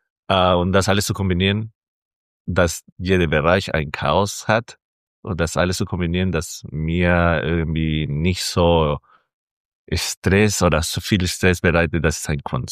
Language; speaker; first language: German; non-native, fluent; Spanish